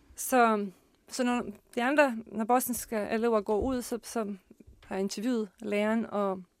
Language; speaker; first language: Danish; non-native, fluent; Bosnian